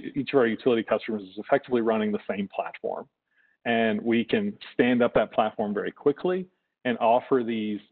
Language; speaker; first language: English; native; English